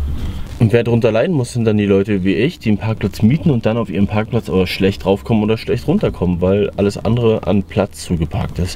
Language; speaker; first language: German; native; German